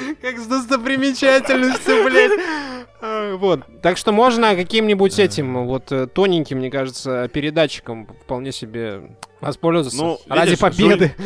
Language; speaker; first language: Russian; native; Russian